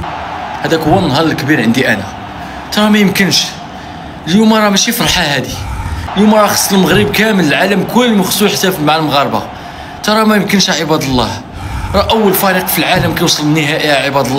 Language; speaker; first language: Arabic; native; Arabic